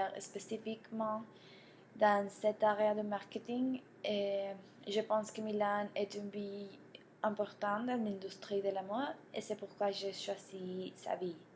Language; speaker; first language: French; non-native, learner; Spanish